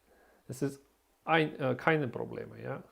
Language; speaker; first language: German; non-native, learner; Russian